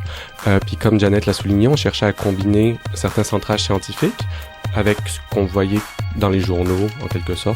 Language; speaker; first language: French; native; French